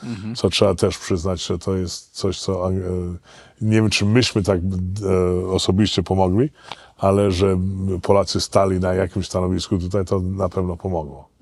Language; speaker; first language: Polish; early bilingual, heritage; Polish